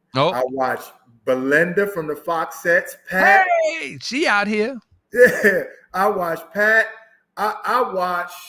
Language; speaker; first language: English; native; English